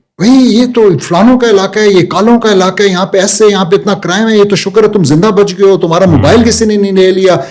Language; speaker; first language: Urdu; early bilingual, heritage; Urdu